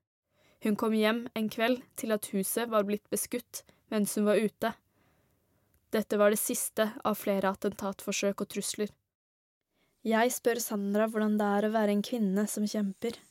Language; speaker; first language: Norwegian; native; Norwegian